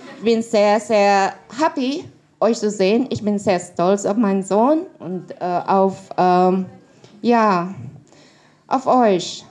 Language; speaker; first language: German; non-native, learner; Filipino